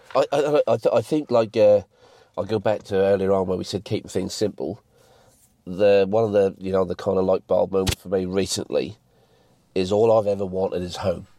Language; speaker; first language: English; native; English